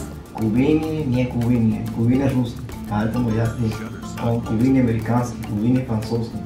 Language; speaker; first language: Russian; non-native, learner; Spanish